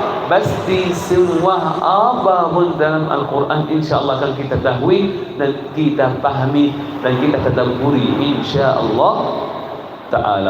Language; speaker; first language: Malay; non-native, fluent; Arabic